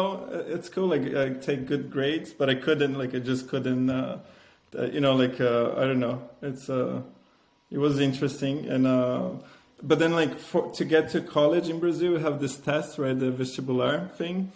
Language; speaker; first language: English; non-native, fluent; Portuguese